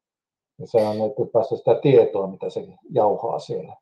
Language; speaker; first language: Finnish; native; Finnish